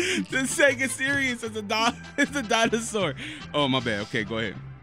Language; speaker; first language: English; native; English